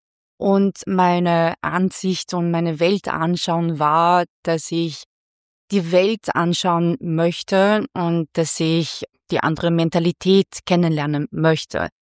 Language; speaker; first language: German; non-native, fluent; Chinese